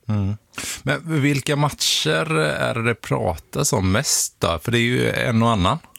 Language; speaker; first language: Swedish; native; Swedish